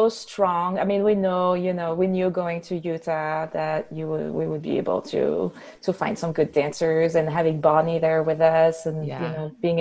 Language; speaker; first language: English; non-native, fluent; French